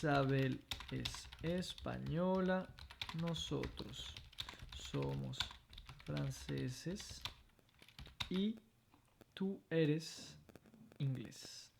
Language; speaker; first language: Spanish; non-native, fluent; French